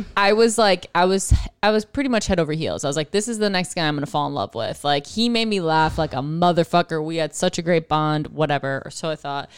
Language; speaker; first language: English; native; English